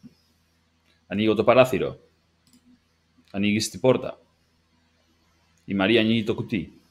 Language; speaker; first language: Greek; non-native, learner; English